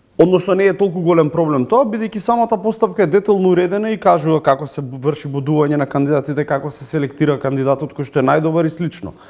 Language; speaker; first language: Macedonian; native; Macedonian